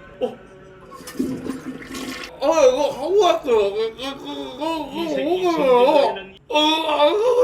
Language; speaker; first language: Korean; native; Korean